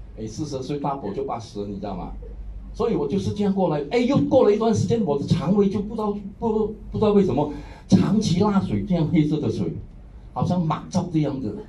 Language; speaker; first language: Chinese; non-native, local second language; Hakka Chinese